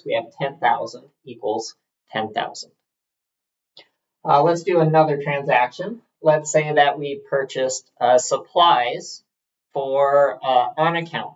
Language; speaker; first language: English; native; English